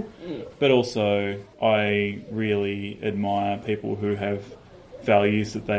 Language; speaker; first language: English; native; English